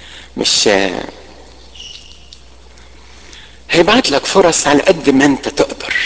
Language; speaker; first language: Arabic; native; Arabic